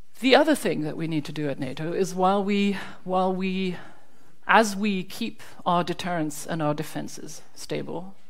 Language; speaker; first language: English; non-native, fluent; German